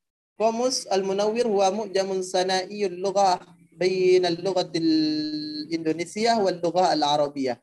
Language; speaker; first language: Arabic; non-native, learner; Indonesian